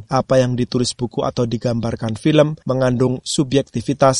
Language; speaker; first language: Indonesian; native; Indonesian